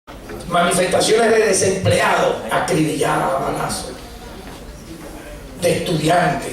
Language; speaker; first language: Spanish; native; Spanish